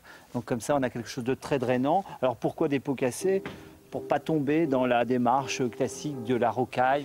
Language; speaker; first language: French; native; French